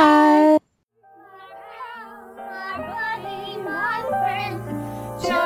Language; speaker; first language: English; native; English